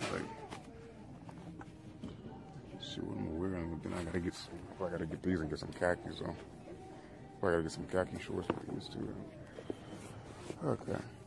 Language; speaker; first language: English; native; English